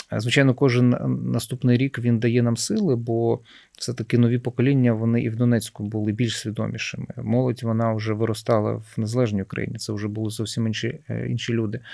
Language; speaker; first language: Ukrainian; native; Ukrainian